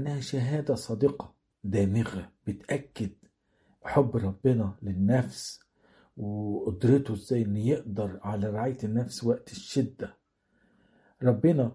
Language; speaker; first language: Arabic; native; Arabic